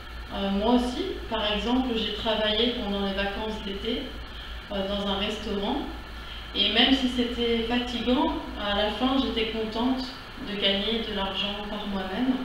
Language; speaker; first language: French; non-native, learner; Korean